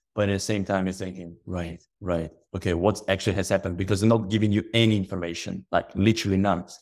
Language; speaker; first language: English; non-native, fluent; Russian